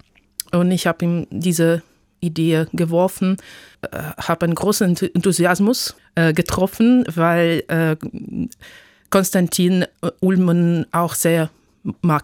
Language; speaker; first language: German; non-native, fluent; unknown